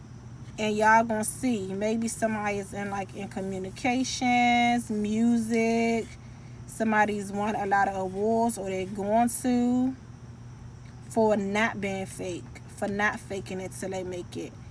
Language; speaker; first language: English; native; English